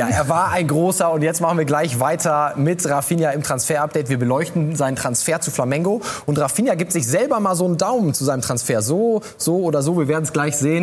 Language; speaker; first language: German; native; German